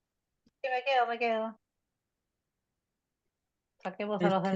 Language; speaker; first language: Spanish; native; Spanish